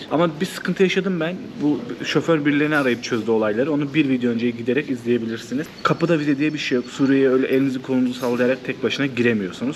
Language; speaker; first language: Turkish; native; Turkish